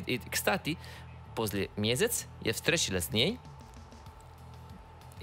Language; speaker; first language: Russian; non-native, learner; Italian